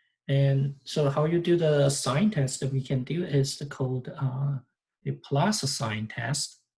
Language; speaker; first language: English; non-native, fluent; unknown